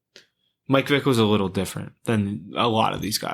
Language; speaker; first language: English; native; English